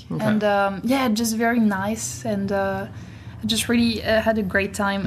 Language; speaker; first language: English; non-native, fluent; French